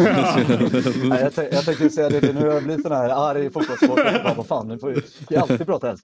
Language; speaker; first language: Swedish; native; Swedish